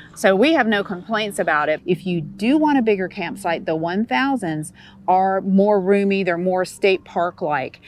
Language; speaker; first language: English; native; English